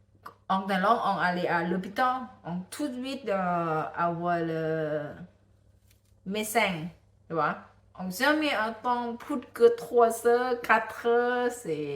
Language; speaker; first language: French; non-native, learner; Thai